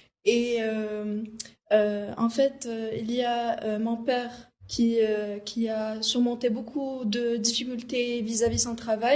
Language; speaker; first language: French; non-native, local second language; Arabic